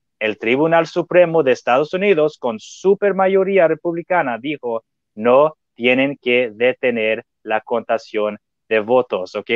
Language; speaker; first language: Spanish; non-native, fluent; English